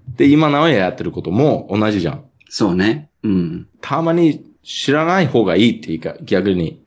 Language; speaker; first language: Japanese; non-native, fluent; English